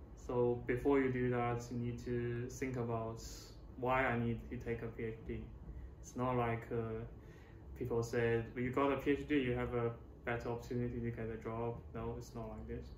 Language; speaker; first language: English; non-native, fluent; Chinese